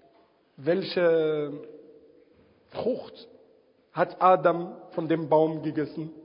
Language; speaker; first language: German; non-native, fluent; Arabic